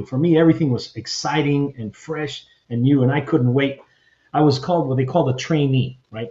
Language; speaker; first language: English; early bilingual, other home language; Spanish